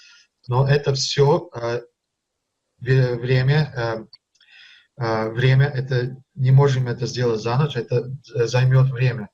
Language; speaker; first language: Russian; early bilingual, heritage; Russian